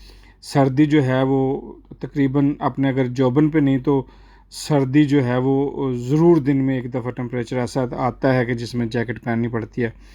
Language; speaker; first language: Urdu; native; Urdu